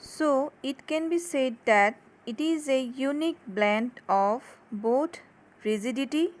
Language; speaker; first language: English; non-native, local second language; Assamese